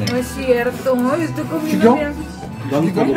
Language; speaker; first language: Spanish; non-native, learner; Chinese